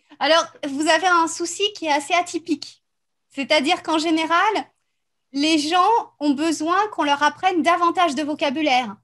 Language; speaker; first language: French; native; French